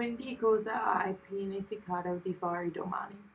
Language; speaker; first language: Italian; non-native, learner; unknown